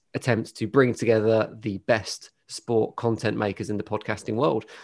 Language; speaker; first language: English; native; English